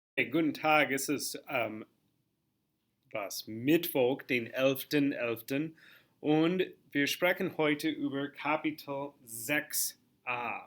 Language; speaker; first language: German; non-native, fluent; English